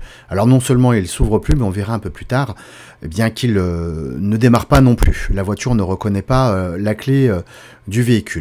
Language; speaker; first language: French; native; French